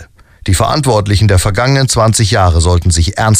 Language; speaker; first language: German; native; German